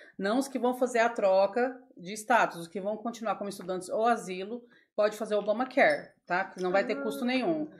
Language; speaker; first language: Portuguese; native; Portuguese